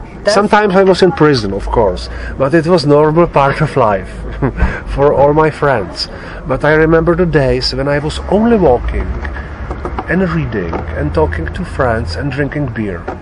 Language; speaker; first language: English; non-native, fluent; Czech